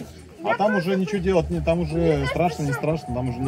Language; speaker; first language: Russian; native; Russian